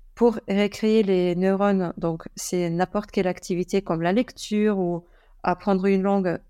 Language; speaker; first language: French; early bilingual, other home language; German